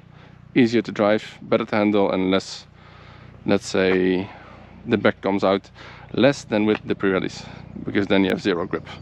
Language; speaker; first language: English; non-native, fluent; Dutch